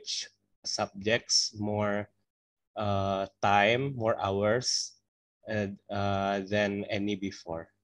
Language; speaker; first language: English; non-native, fluent; Indonesian